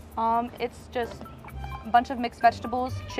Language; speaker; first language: English; native; English